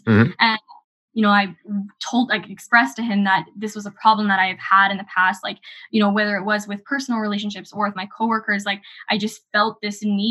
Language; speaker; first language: English; native; English